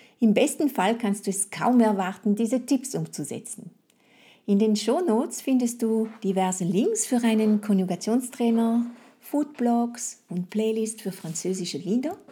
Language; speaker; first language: German; non-native, fluent; French